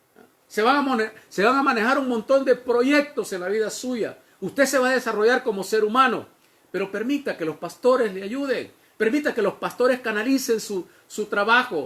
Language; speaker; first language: Spanish; native; Spanish